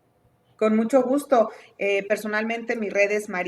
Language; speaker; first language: Spanish; native; Spanish